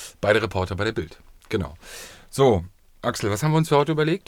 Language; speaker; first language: German; native; German